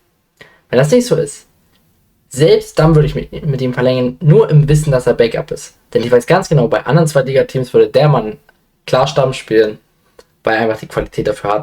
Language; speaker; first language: German; native; German